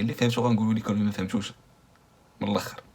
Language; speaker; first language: Arabic; native; Arabic